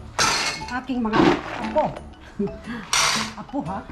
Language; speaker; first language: Filipino; non-native, local second language; Cebuano